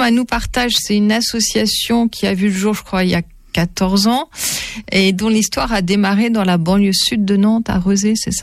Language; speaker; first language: French; native; French